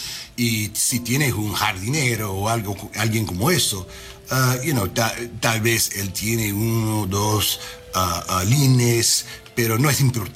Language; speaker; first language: Spanish; non-native, learner; English